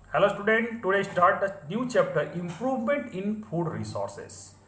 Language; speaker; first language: English; non-native, local second language; Hindi